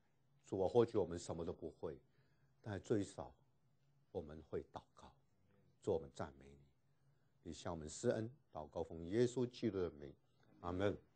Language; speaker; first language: Chinese; native; Chinese